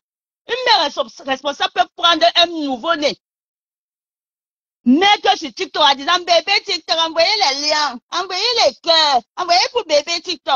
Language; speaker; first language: French; non-native, local second language; Lingala